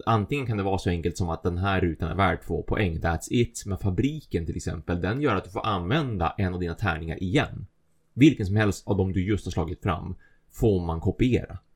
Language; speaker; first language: Swedish; native; Swedish